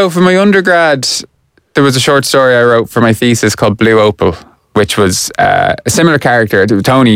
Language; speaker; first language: English; native; English